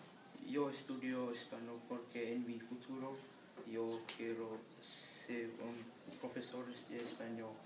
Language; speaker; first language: Spanish; non-native, learner; English